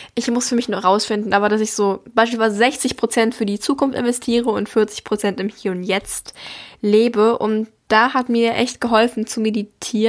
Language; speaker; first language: German; native; German